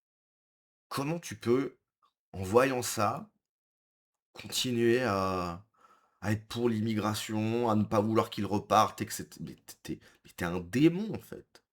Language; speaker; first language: French; native; French